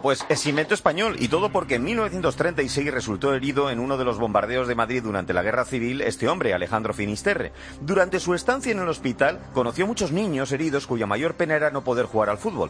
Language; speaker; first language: Spanish; native; Spanish